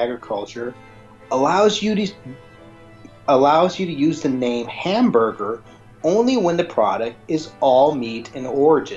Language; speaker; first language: English; native; English